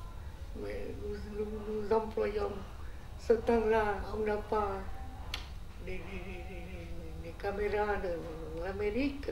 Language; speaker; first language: French; non-native, learner; Vietnamese